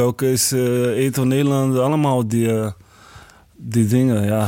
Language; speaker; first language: Dutch; non-native, learner; Portuguese